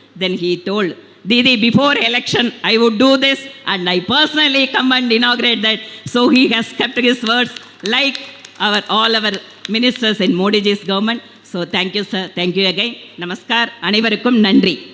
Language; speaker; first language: English; non-native, local second language; Tamil